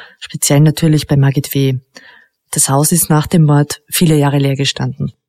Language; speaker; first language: German; native; German